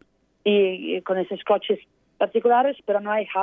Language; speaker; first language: Spanish; native; Spanish